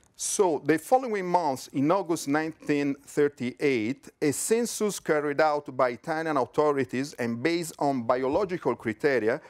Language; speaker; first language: English; non-native, fluent; Italian